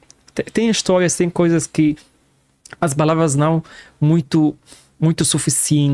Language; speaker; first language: Portuguese; non-native, fluent; Arabic